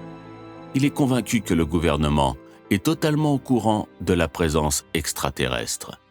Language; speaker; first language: French; native; French